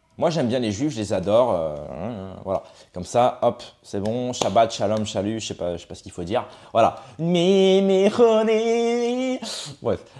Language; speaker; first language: French; native; French